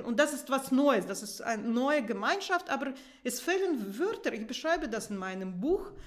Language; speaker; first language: German; non-native, fluent; Russian